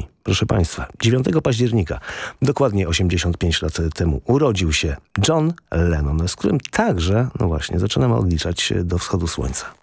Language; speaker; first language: Polish; native; Polish